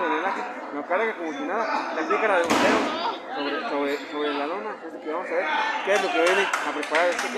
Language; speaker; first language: Spanish; native; Spanish